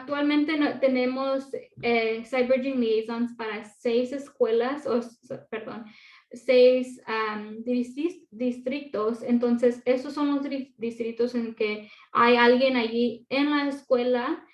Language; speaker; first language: Spanish; early bilingual, other home language; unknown